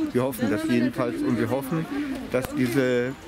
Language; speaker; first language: German; native; German